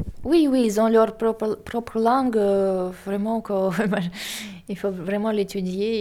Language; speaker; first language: French; non-native, fluent; Russian